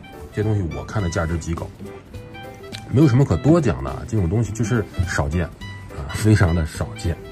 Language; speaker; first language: Chinese; native; Chinese